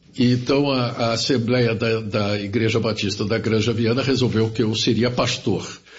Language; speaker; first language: Portuguese; early bilingual, other home language; German